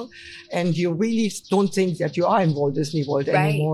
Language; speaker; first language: English; non-native, fluent; German